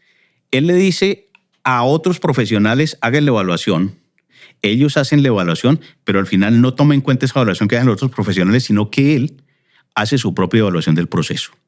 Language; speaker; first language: Spanish; native; Spanish